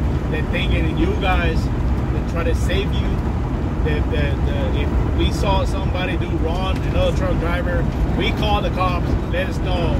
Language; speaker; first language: English; non-native, learner; Spanish